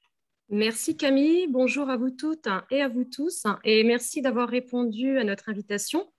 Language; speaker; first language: French; native; French